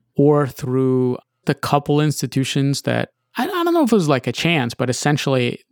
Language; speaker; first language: English; early bilingual, other home language; Russian